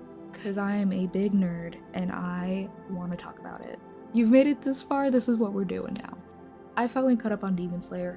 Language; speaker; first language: English; native; English